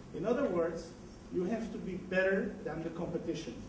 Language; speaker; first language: English; non-native, fluent; Dutch